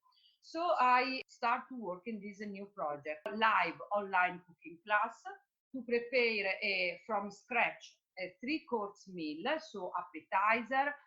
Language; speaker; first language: English; non-native, fluent; Italian